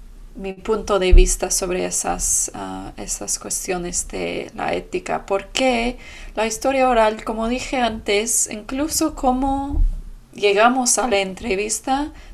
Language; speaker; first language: Spanish; non-native, fluent; English